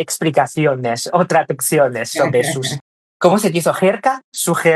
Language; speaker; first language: Spanish; non-native, fluent; Chinese